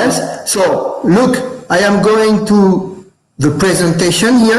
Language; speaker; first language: English; non-native, fluent; French